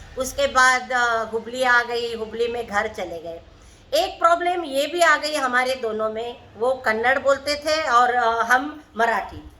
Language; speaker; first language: Hindi; non-native, local second language; Marathi